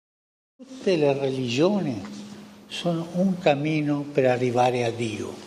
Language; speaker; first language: Italian; non-native, fluent; Spanish